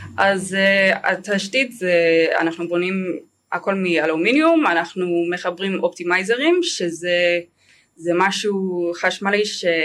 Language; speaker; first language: Hebrew; non-native, fluent; English